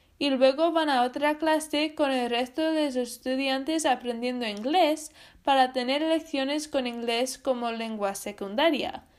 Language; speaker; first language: Spanish; non-native, fluent; English